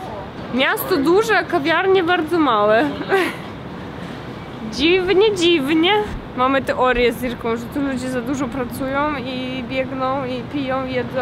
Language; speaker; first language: Polish; non-native, fluent; Russian